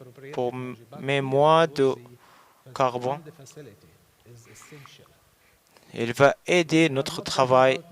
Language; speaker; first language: French; non-native, learner; Arabic